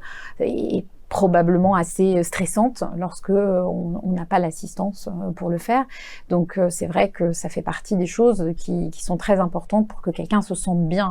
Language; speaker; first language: French; native; French